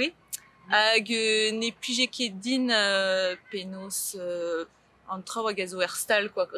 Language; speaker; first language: French; native; French